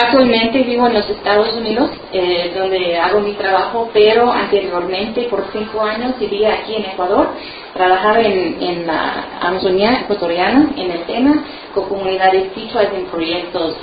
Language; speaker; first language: Spanish; non-native, fluent; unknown